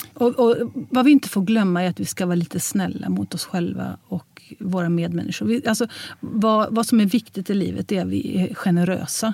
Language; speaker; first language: Swedish; early bilingual, heritage; Swedish